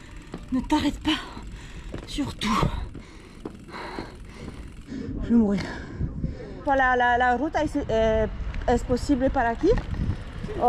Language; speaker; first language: French; native; French